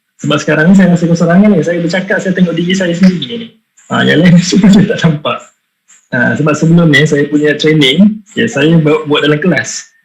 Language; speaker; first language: Malay; native; Malay